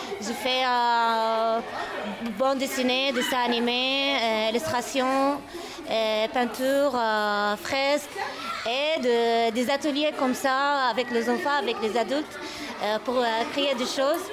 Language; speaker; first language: French; non-native, learner; Arabic